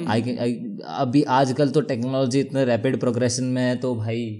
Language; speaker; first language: Hindi; non-native, local second language; Marathi